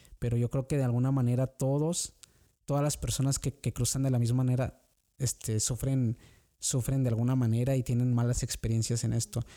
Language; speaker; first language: Spanish; native; Spanish